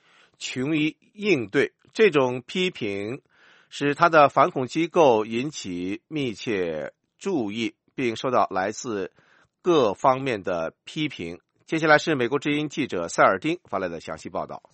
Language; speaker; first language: Chinese; native; Chinese